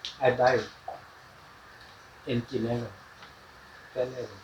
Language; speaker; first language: English; non-native, learner; Filipino